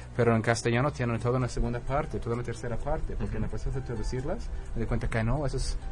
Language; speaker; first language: Spanish; non-native, fluent; English